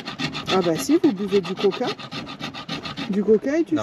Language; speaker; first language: French; native; French